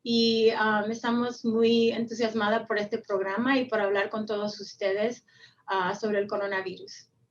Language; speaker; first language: Spanish; early bilingual, heritage; Spanish